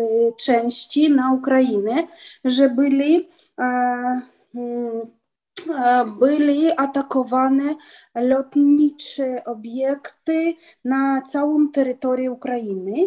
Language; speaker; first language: Polish; non-native, learner; Ukrainian